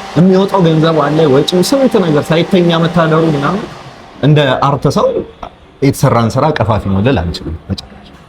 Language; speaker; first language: Amharic; native; Amharic